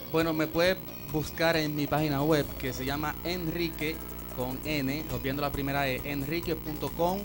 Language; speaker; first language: Spanish; native; Spanish